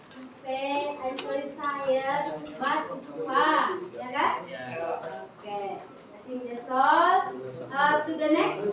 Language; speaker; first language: English; non-native, learner; Indonesian